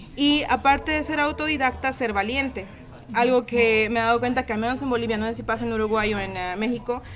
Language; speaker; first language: Spanish; native; Spanish